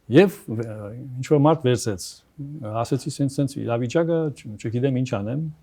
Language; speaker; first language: Armenian; early bilingual, heritage; Armenian